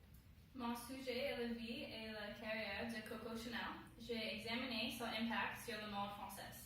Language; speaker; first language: French; non-native, learner; English